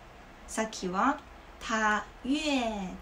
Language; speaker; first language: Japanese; non-native, learner; Chinese